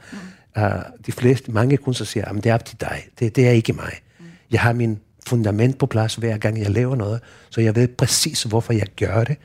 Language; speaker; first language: Danish; non-native, fluent; Spanish